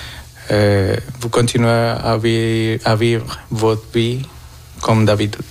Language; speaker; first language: French; non-native, fluent; Spanish